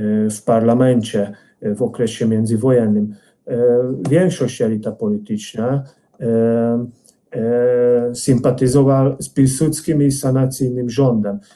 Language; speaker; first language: Polish; non-native, fluent; Hungarian